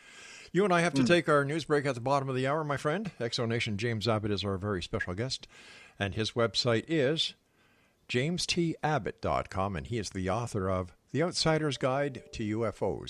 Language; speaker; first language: English; native; English